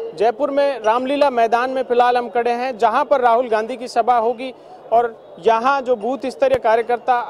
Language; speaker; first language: Hindi; native; Hindi